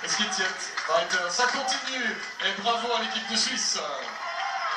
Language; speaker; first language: French; native; French